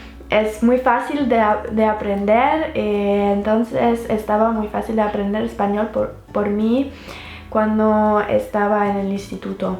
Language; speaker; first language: Spanish; non-native, learner; French